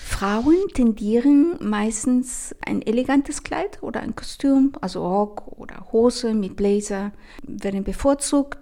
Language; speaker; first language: German; non-native, fluent; Spanish